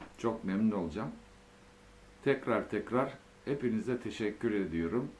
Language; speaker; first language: Turkish; early bilingual, other home language; Finnish